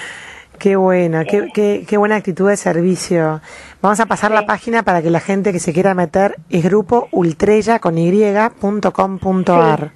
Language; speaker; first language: Spanish; native; Spanish